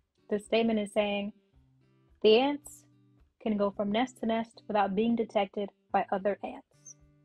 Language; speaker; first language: English; native; English